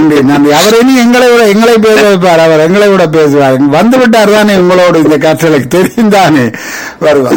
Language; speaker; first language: Tamil; native; Tamil